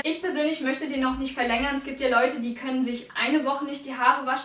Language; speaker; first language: German; native; German